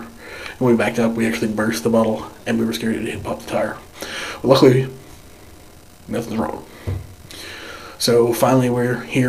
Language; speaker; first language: English; native; English